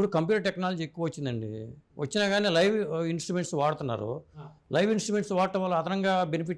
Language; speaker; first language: Telugu; native; Telugu